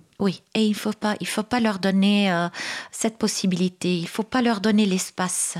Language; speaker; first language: French; non-native, local second language; Arabic